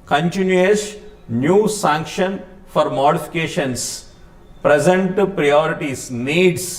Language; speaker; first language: English; non-native, local second language; Telugu